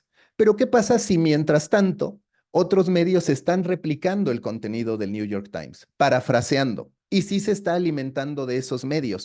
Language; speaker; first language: Spanish; native; Spanish